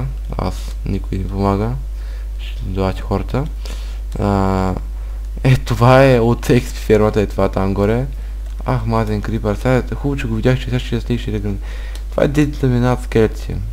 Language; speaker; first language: Bulgarian; native; Bulgarian